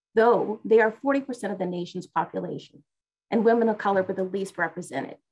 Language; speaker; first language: English; native; English